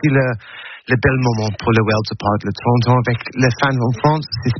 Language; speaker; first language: French; non-native, learner; English